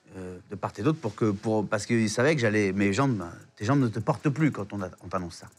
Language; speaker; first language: French; native; French